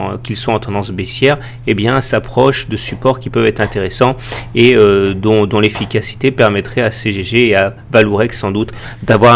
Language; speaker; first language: French; native; French